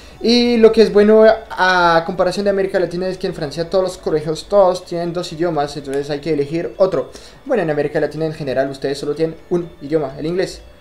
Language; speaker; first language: Spanish; non-native, fluent; French